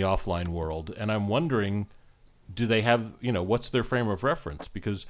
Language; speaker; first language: English; native; English